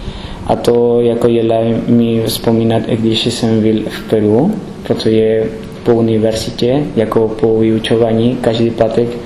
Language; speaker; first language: Czech; non-native, learner; Spanish